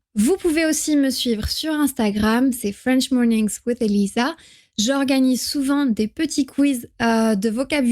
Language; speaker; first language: French; native; French